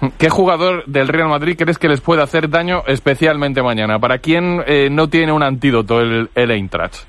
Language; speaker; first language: Spanish; native; Spanish